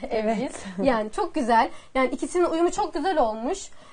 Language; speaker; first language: Turkish; native; Turkish